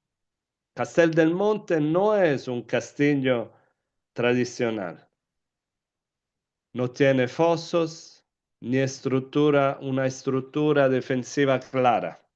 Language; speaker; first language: Spanish; non-native, fluent; Italian